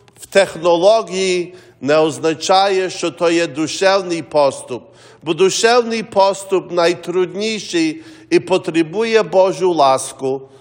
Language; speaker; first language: Ukrainian; early bilingual, heritage; Ukrainian